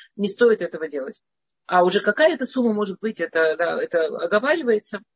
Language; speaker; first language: Russian; early bilingual, heritage; Russian